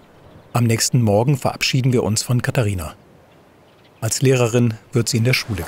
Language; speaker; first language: German; native; German